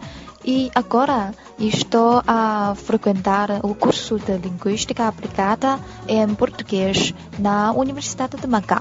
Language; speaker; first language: Portuguese; non-native, fluent; Chinese